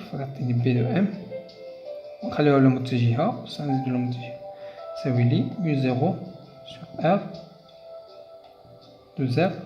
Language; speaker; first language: Arabic; native; Arabic